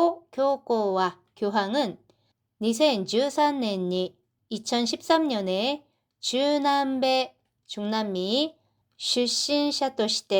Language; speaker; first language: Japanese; non-native, fluent; Korean